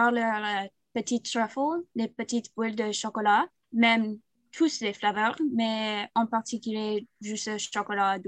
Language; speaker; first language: French; non-native, learner; English